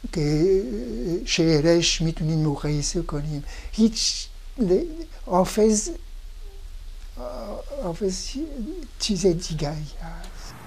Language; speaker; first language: Persian; non-native, fluent; French